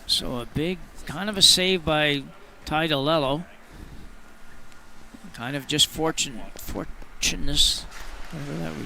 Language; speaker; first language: English; native; English